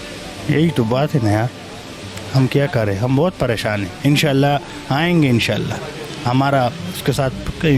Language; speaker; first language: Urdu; non-native, local second language; Pashto